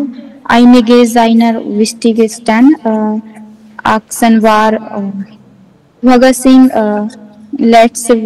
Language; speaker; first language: German; non-native, learner; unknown